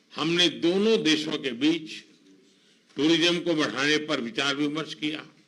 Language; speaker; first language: Hindi; non-native, local second language; Gujarati